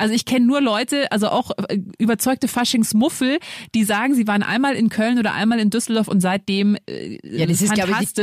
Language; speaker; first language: German; native; German